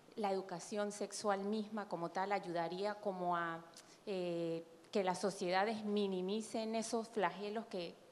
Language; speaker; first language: Spanish; native; Spanish